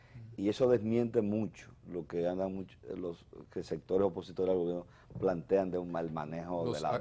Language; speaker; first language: Spanish; native; Spanish